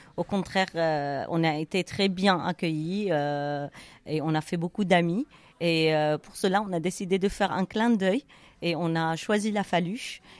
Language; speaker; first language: French; non-native, fluent; Arabic